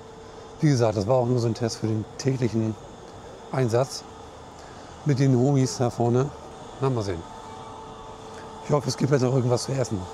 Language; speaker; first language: German; native; German